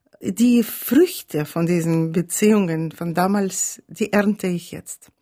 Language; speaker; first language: German; non-native, fluent; Russian